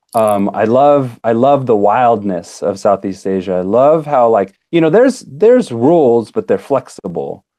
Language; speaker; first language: English; native; English